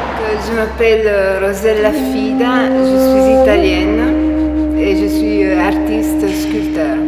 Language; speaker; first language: French; non-native, fluent; Italian